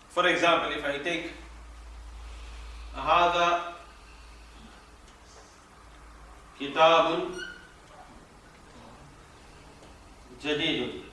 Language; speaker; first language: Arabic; non-native, fluent; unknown